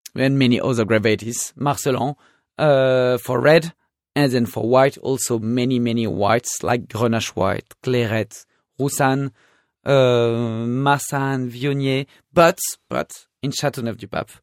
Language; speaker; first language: English; non-native, fluent; French